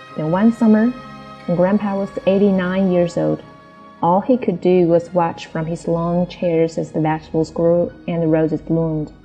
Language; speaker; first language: English; non-native, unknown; Chinese